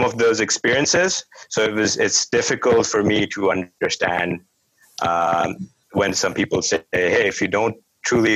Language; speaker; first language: English; non-native, local second language; Urdu